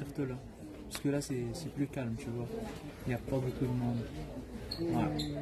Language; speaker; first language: French; native; French